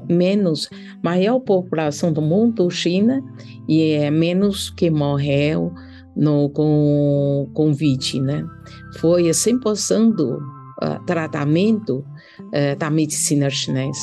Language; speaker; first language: Portuguese; non-native, learner; Chinese